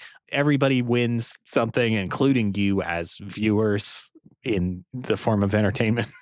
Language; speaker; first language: English; native; English